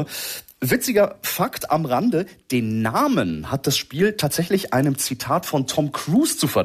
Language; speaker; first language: German; native; German